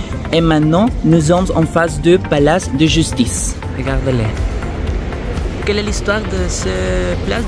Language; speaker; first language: French; non-native, fluent; Spanish